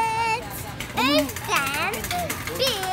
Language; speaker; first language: Turkish; early bilingual, heritage; Turkish